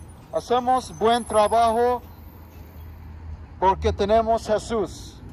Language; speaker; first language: Spanish; non-native, learner; English